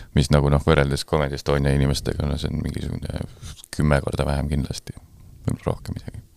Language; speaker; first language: Estonian; native; Estonian